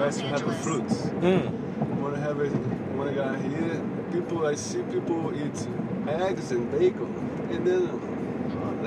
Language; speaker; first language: English; non-native, learner; Portuguese